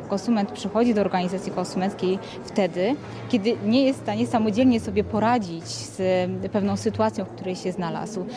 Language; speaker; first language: Polish; native; Polish